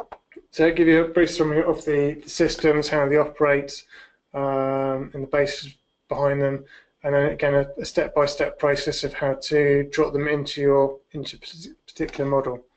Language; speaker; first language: English; native; English